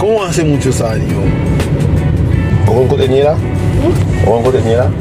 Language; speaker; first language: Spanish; non-native, fluent; Haitian Creole